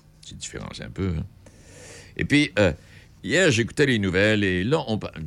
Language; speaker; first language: French; native; French